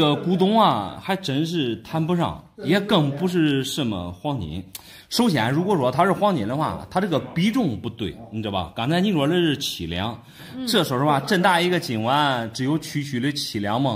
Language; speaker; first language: Chinese; native; Chinese